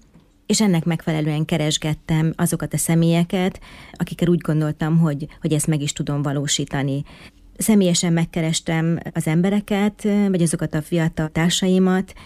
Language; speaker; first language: Hungarian; native; Hungarian